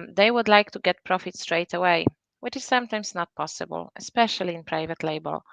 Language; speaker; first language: English; non-native, fluent; Polish